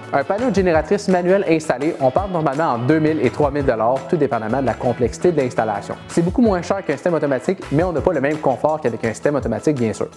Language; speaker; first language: French; native; French